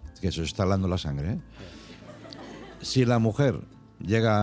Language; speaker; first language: Spanish; native; Spanish